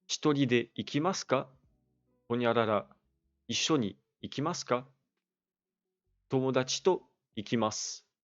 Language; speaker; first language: Japanese; non-native, fluent; French